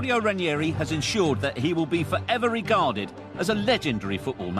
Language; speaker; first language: English; native; English